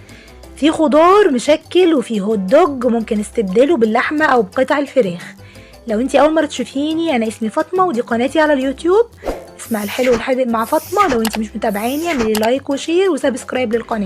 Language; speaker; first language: Arabic; native; Arabic